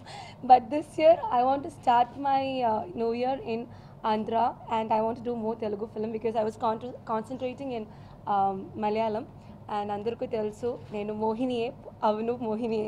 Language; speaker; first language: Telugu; non-native, local second language; Malayalam